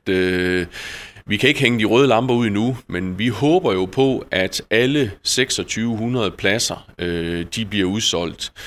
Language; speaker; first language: Danish; native; Danish